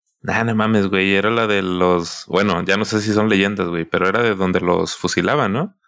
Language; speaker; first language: Spanish; native; Spanish